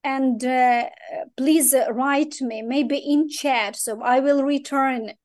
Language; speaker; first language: English; non-native, fluent; Ukrainian